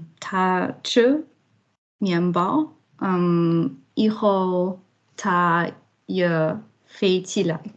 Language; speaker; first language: Chinese; non-native, learner; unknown